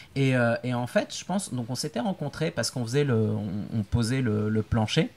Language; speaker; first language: French; native; French